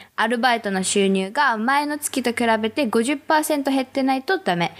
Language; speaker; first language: Japanese; native; Japanese